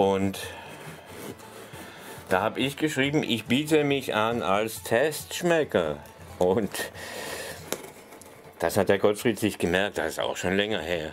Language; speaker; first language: German; native; German